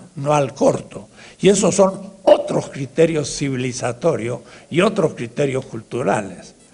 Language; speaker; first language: Spanish; native; Spanish